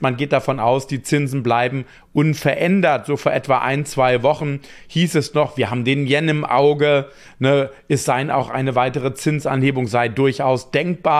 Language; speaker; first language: German; native; German